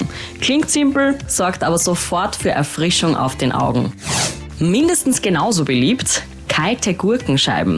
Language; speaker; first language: German; native; German